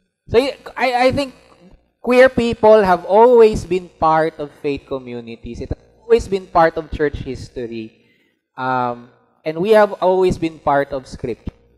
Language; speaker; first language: English; non-native, local second language; Filipino